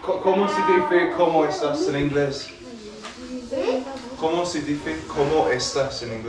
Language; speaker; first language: Spanish; non-native, learner; English